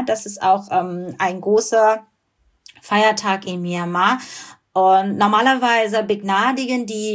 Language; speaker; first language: German; non-native, fluent; Burmese